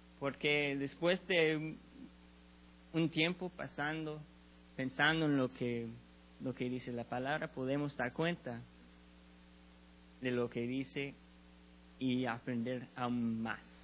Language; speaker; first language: Spanish; non-native, learner; English